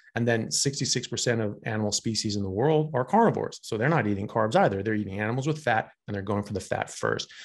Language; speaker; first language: English; native; English